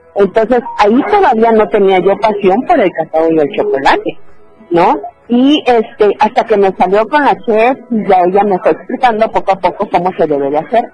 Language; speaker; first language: Spanish; native; Spanish